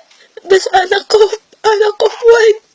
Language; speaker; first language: Arabic; non-native, learner; Filipino